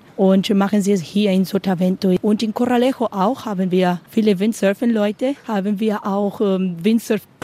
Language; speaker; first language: German; non-native, learner; Spanish